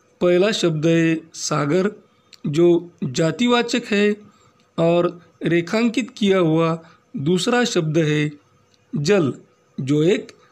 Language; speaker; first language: Hindi; non-native, local second language; Marathi